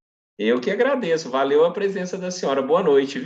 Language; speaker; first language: Portuguese; native; Portuguese